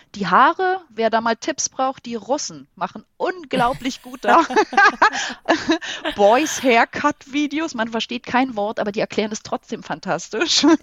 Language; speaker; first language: German; native; German